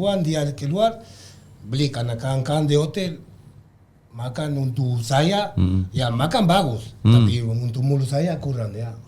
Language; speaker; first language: Indonesian; non-native, learner; Spanish